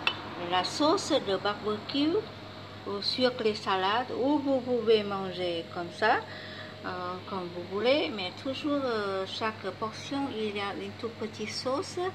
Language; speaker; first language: French; non-native, fluent; Vietnamese